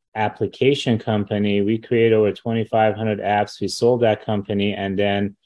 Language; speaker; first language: English; early bilingual, other home language; Persian